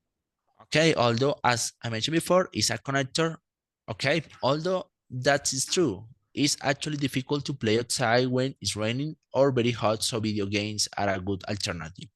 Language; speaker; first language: English; non-native, fluent; Spanish